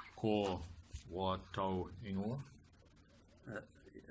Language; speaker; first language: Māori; non-native, learner; English